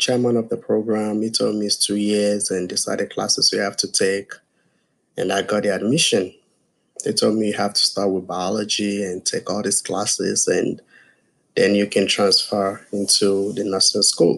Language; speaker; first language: English; non-native, local second language; Yoruba